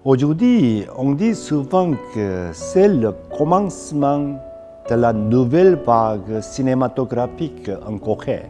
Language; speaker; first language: French; non-native, fluent; Korean